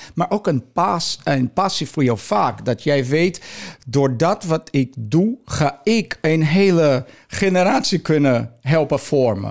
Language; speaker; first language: Dutch; non-native, fluent; Portuguese